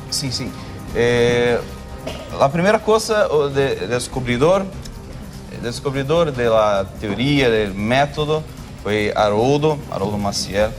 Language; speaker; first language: Spanish; non-native, learner; Portuguese